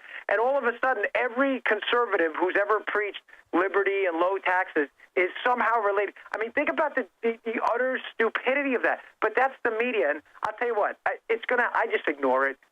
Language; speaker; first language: English; native; English